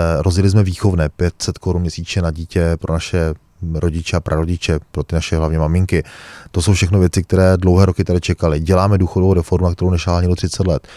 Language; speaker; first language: Czech; native; Czech